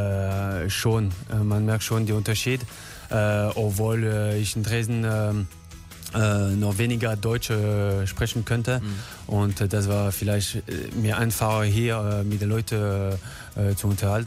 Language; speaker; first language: German; non-native, learner; French